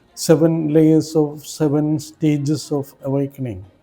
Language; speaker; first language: English; non-native, local second language; Malayalam